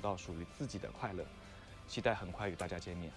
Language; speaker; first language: Chinese; native; Chinese